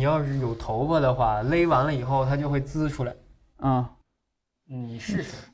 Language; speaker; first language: Chinese; native; Chinese